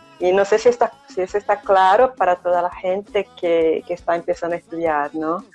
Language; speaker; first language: Spanish; non-native, fluent; Portuguese